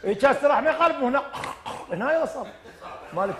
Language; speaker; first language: Arabic; native; Arabic